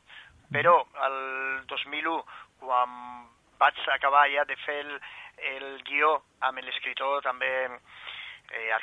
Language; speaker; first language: Catalan; non-native, fluent; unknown